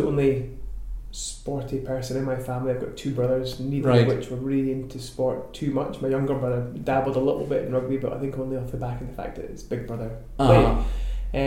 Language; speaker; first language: English; native; English